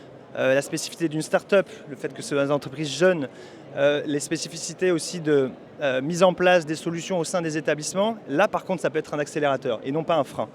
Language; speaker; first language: French; native; French